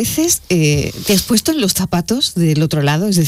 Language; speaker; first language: Spanish; native; Spanish